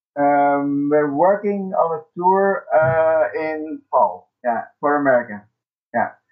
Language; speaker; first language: English; non-native, fluent; Dutch